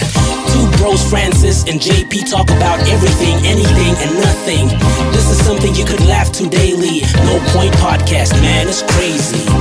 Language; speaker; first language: English; native; English